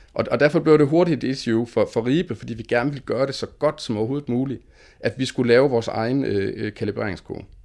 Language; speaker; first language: Danish; native; Danish